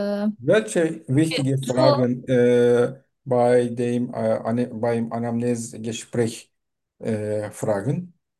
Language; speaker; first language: German; non-native, fluent; Turkish